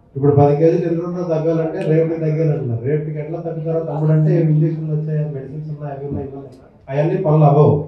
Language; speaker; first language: Telugu; native; Telugu